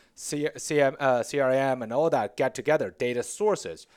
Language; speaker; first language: English; non-native, fluent; Chinese